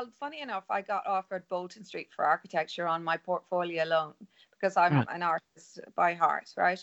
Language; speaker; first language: English; non-native, local second language; Irish